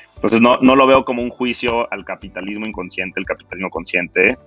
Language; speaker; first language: Spanish; native; Spanish